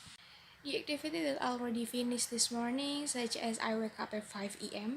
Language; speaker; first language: English; non-native, learner; Indonesian